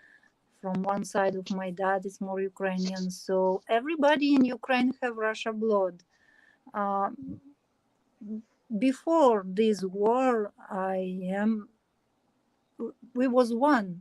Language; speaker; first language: English; non-native, learner; Ukrainian